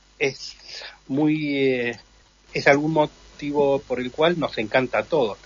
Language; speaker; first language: Spanish; native; Spanish